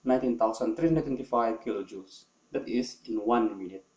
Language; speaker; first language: English; non-native, local second language; Filipino